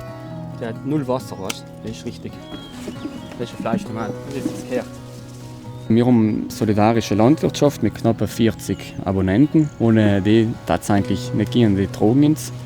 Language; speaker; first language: German; native; German